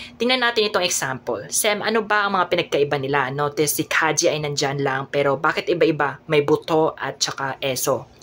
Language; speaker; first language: Filipino; native; Filipino